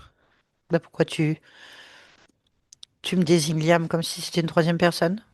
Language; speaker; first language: French; native; French